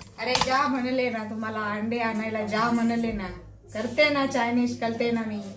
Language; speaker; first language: Marathi; non-native, local second language; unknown